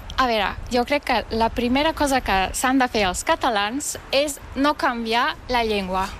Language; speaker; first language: Catalan; non-native, fluent; Turkish